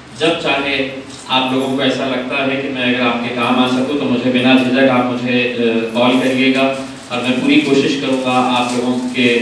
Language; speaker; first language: Hindi; non-native, local second language; Urdu